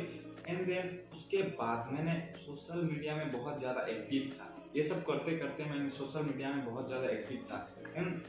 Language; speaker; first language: Hindi; non-native, local second language; Bangla